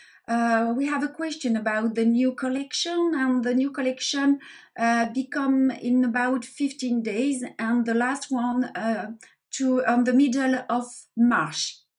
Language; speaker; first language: English; non-native, learner; French